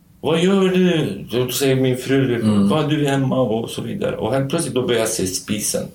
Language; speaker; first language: Swedish; non-native, fluent; Kurdish